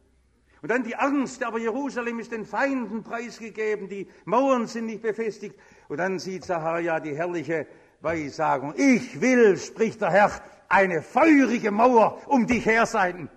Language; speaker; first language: German; native; German